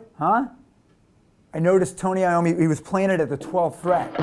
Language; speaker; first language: English; native; English